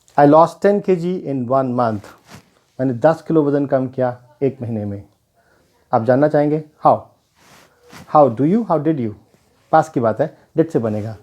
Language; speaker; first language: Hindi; native; Hindi